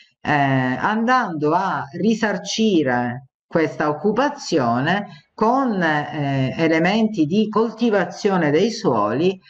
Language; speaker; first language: Italian; native; Italian